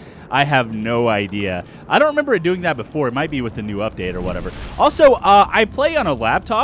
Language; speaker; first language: English; native; English